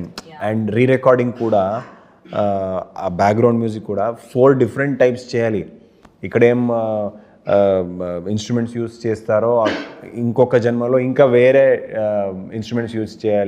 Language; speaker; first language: Telugu; non-native, learner; Kannada